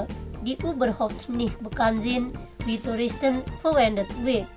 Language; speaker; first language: German; non-native, fluent; Indonesian